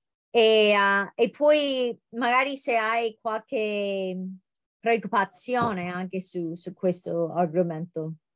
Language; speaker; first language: Italian; non-native, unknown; English